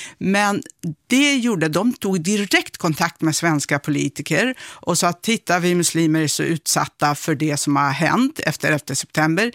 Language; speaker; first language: Swedish; early bilingual, other home language; Kurdish